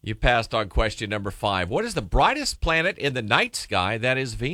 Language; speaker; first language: English; native; English